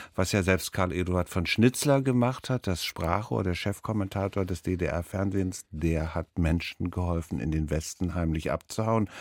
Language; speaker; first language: German; native; German